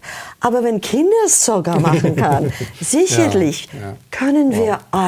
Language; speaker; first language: German; non-native, fluent; English